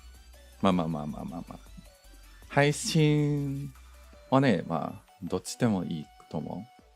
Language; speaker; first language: Japanese; non-native, learner; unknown